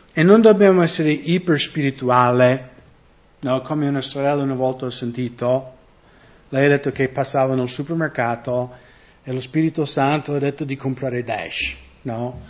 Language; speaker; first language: Italian; non-native, fluent; English